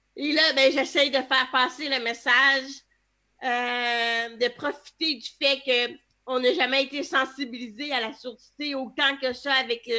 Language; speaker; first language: French; native; French